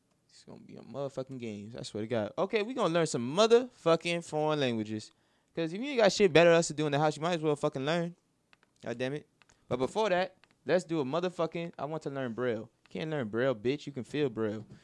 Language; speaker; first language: English; native; English